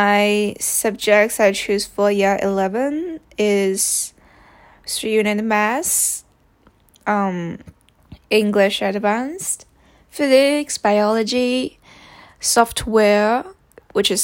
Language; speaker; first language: English; non-native, fluent; Chinese